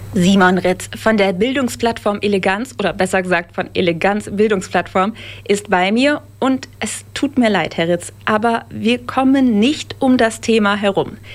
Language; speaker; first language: German; native; German